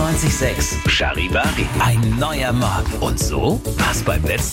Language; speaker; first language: German; native; German